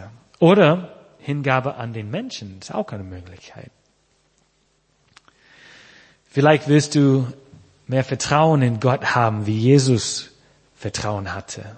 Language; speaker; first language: German; non-native, fluent; English